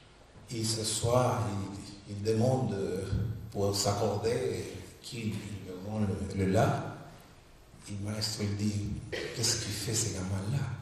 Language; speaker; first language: French; non-native, fluent; Spanish